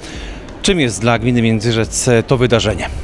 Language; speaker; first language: Polish; native; Polish